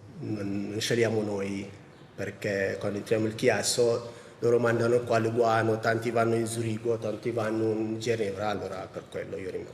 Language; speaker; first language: Italian; non-native, learner; Tigrinya